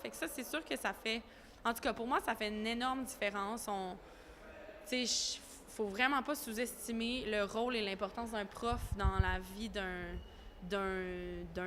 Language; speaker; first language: French; native; French